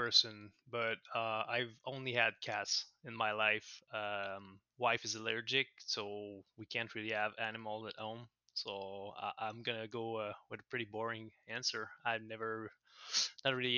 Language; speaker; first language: English; non-native, fluent; French